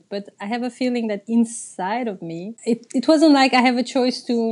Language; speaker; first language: English; non-native, fluent; Turkish